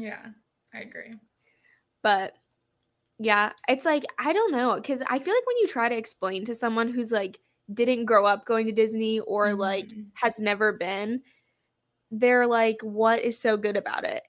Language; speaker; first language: English; native; English